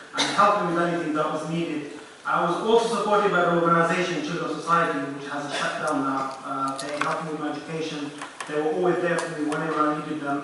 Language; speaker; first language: English; early bilingual, other home language; Persian